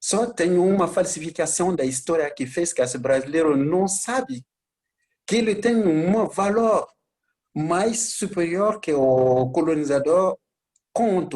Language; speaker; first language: Portuguese; non-native, learner; Bambara